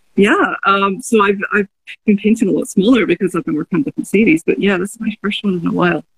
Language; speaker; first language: English; native; English